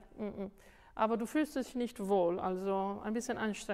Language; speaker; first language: German; non-native, fluent; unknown